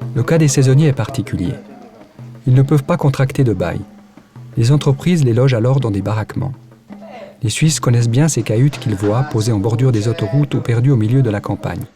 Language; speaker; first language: French; early bilingual, other home language; Italian